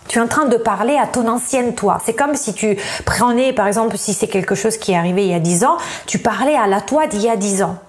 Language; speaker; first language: French; non-native, fluent; Italian